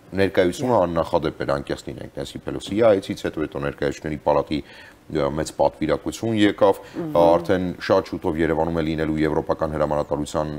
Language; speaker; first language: Armenian; native; Armenian